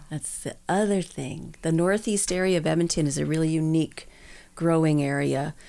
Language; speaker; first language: English; native; English